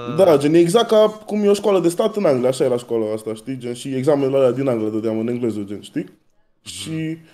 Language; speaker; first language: Romanian; early bilingual, other home language; English